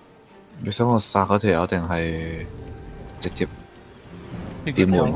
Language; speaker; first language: Chinese; native; Chinese